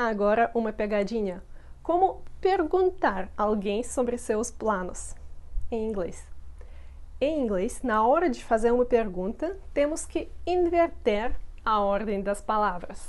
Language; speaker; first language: Portuguese; non-native, fluent; Russian